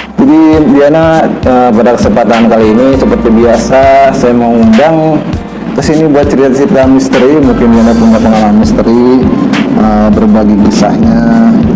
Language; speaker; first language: Indonesian; native; Indonesian